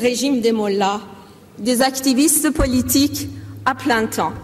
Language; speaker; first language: French; non-native, fluent; Persian